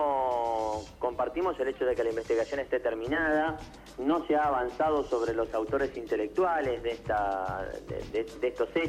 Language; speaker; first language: Spanish; native; Spanish